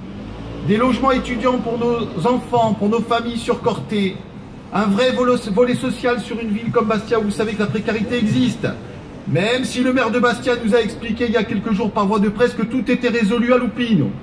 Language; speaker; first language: French; native; French